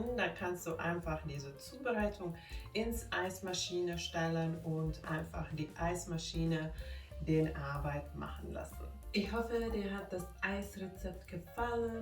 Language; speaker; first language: German; non-native, fluent; Finnish